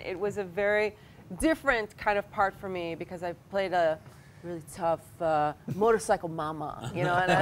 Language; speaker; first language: English; early bilingual, other home language; Spanish